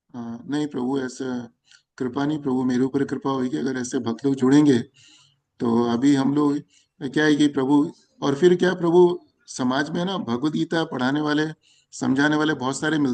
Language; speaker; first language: Hindi; native; Hindi